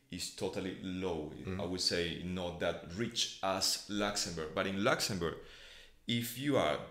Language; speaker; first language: English; non-native, fluent; Spanish